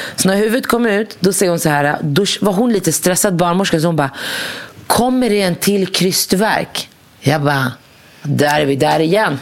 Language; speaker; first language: Swedish; early bilingual, other home language; Arabic